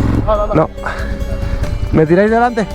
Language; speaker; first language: Spanish; native; Spanish